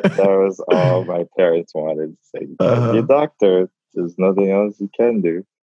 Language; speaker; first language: English; non-native, local second language; Igbo